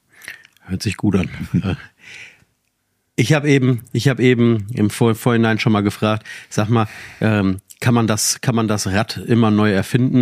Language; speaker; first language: German; native; German